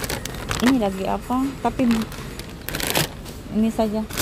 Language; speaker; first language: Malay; non-native, learner; Filipino